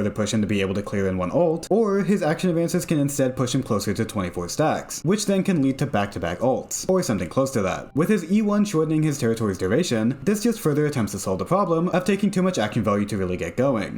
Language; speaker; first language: English; native; English